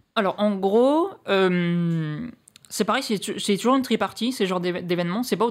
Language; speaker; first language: French; native; French